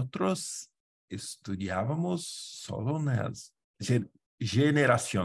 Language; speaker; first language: Spanish; non-native, fluent; Portuguese